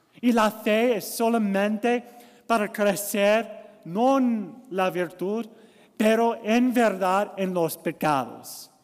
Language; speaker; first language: Spanish; non-native, learner; English